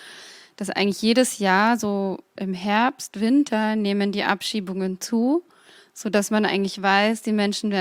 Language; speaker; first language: German; native; German